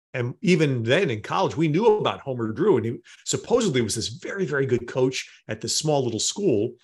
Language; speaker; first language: English; native; English